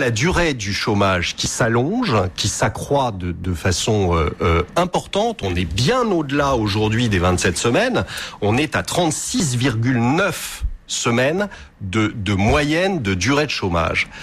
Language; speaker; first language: French; native; French